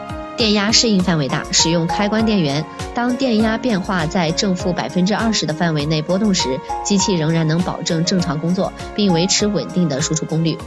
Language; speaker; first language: Chinese; native; Chinese